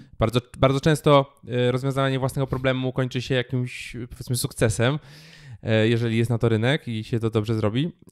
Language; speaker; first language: Polish; native; Polish